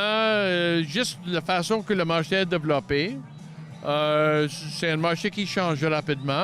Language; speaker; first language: French; non-native, local second language; English